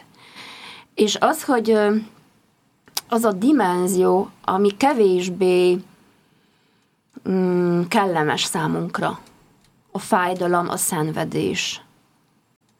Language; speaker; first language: Hungarian; non-native, fluent; Polish